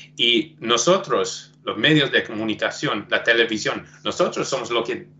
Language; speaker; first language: Spanish; non-native, fluent; English